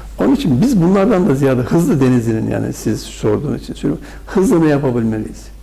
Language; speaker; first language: Turkish; native; Turkish